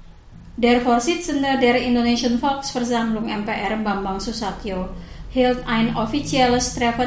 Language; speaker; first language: German; non-native, fluent; Indonesian